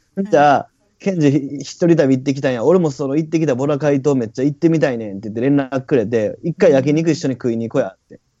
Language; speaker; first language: Japanese; native; Japanese